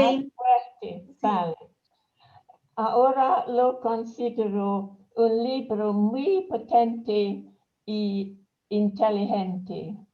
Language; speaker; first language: Spanish; non-native, fluent; English